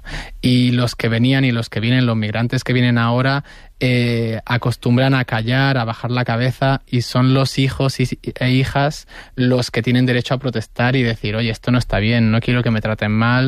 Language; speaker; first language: Spanish; native; Spanish